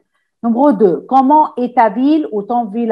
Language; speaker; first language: French; non-native, fluent; Arabic